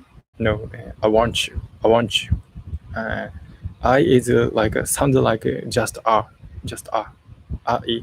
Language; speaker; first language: English; non-native, learner; Japanese